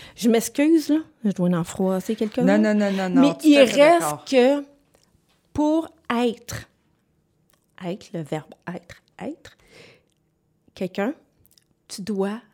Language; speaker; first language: French; native; French